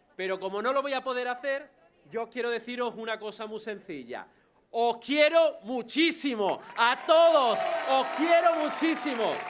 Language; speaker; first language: Spanish; native; Spanish